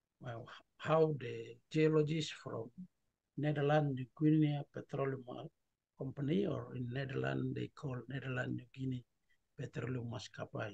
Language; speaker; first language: English; non-native, learner; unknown